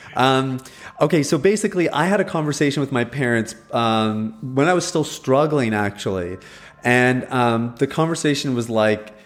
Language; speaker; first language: English; early bilingual, other home language; Hindi